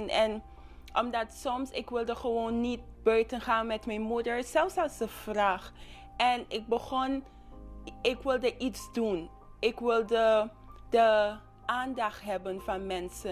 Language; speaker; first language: Dutch; non-native, local second language; English